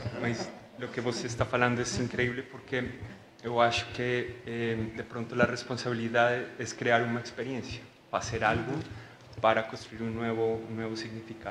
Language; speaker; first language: Portuguese; non-native, learner; Spanish